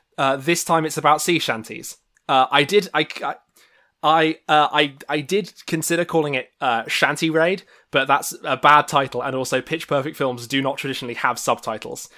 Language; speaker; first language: English; native; English